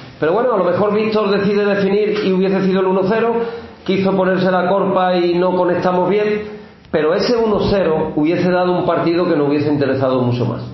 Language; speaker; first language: Spanish; native; Spanish